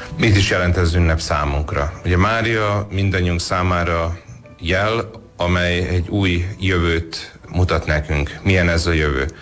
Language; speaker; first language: Hungarian; native; Hungarian